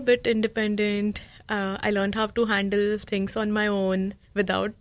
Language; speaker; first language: English; non-native, local second language; Marathi